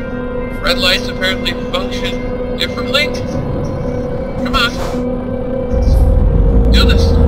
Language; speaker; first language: English; native; English